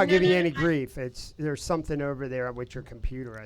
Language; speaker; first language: English; native; English